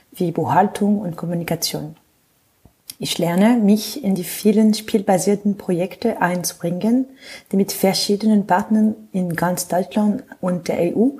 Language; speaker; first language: German; non-native, fluent; French